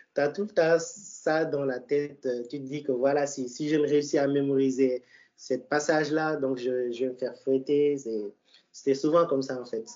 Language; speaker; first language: French; non-native, local second language; Wolof